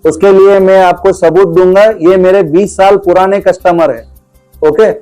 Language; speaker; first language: Hindi; non-native, local second language; Kannada